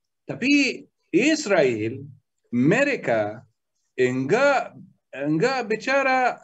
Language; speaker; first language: Indonesian; non-native, learner; Arabic